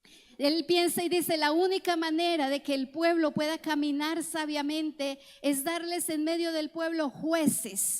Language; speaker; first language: Spanish; native; Spanish